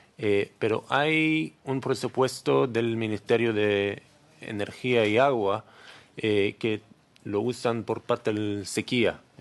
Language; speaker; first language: Spanish; non-native, learner; Hebrew